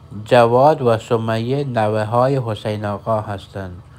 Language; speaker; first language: Persian; non-native, fluent; Urdu